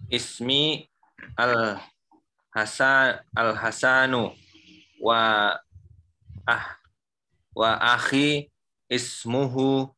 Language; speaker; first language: Arabic; non-native, learner; Indonesian